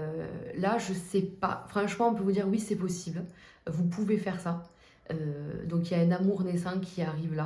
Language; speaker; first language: French; native; French